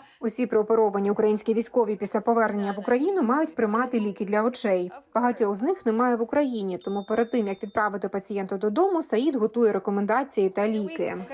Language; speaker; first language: Ukrainian; native; Ukrainian